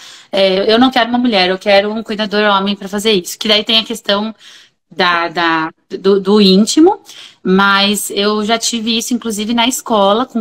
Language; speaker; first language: Portuguese; native; Portuguese